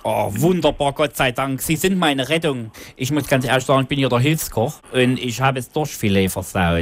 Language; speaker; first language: German; native; German